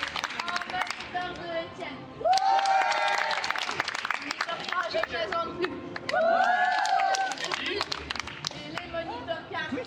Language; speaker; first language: French; native; French